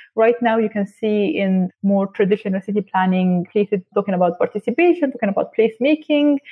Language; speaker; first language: English; non-native, fluent; Arabic